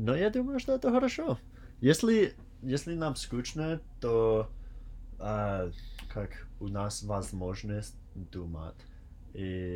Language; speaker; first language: Russian; non-native, learner; English